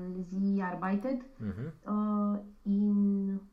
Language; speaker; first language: German; non-native, learner; Romanian